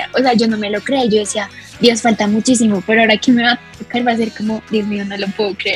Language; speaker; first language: Spanish; native; Spanish